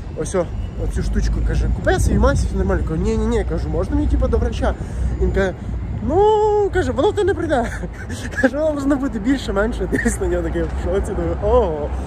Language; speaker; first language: Ukrainian; non-native, local second language; Russian